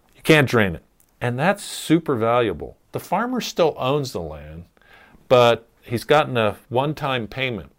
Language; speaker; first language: English; native; English